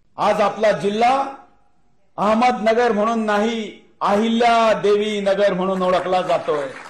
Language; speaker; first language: Marathi; native; Marathi